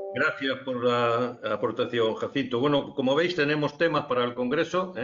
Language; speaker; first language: Spanish; native; Spanish